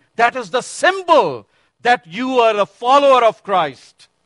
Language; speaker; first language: English; non-native, local second language; Urdu